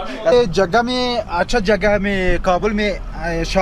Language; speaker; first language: Hindi; non-native, learner; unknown